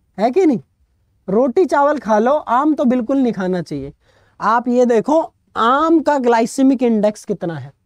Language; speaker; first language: Hindi; native; Hindi